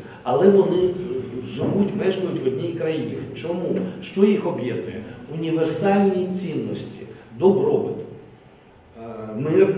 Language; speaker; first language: Ukrainian; non-native, local second language; Russian